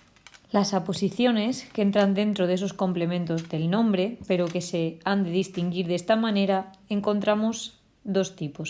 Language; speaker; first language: Spanish; native; Spanish